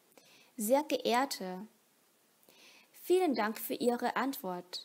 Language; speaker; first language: German; non-native, fluent; Vietnamese